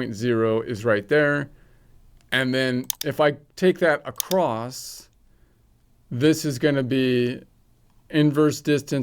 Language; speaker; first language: English; native; English